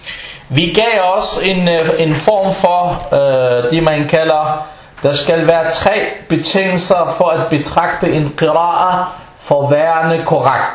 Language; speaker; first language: Danish; non-native, fluent; Arabic